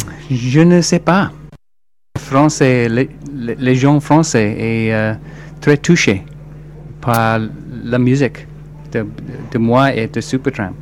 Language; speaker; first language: French; non-native, learner; English